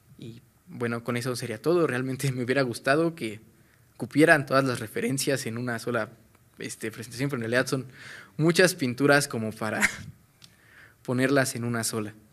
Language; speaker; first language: Spanish; native; Spanish